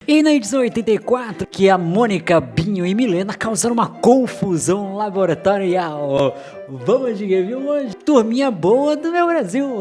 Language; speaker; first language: Portuguese; native; Portuguese